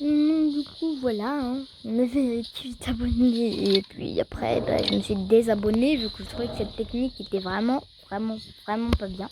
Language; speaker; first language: French; native; French